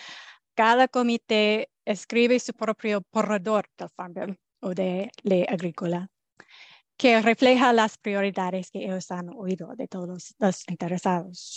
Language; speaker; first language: Spanish; non-native, fluent; English